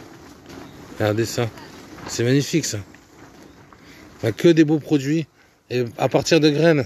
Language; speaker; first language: French; native; French